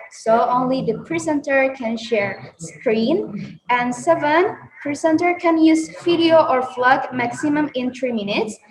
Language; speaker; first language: English; non-native, learner; Indonesian